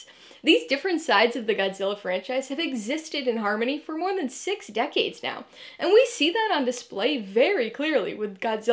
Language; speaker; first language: English; native; English